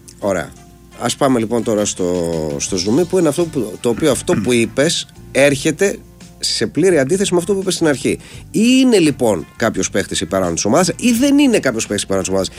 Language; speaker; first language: Greek; native; Greek